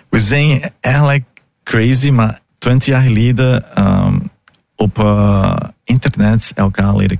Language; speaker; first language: Dutch; non-native, learner; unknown